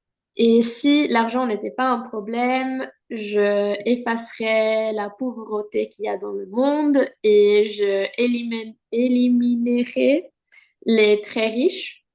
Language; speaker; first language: French; non-native, fluent; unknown